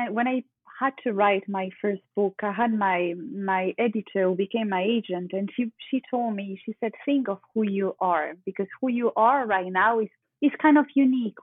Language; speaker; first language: English; non-native, fluent; French